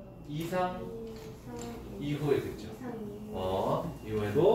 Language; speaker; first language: Korean; native; Korean